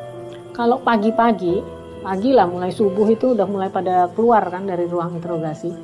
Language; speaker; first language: Indonesian; native; Indonesian